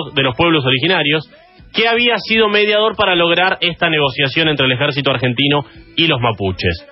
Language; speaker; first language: Spanish; native; Spanish